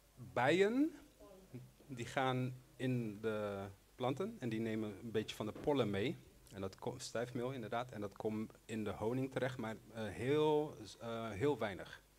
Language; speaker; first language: Dutch; non-native, local second language; Papiamento